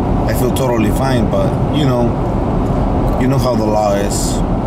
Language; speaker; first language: English; early bilingual, other home language; Spanish